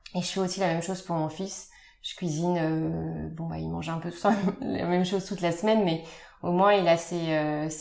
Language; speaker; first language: French; native; French